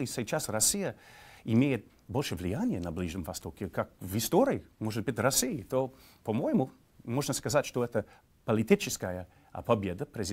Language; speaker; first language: Russian; non-native, fluent; English